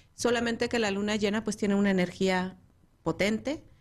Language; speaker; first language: Spanish; native; Spanish